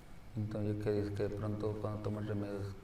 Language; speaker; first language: Spanish; native; Spanish